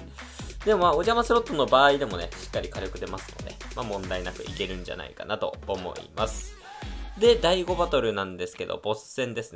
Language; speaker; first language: Japanese; native; Japanese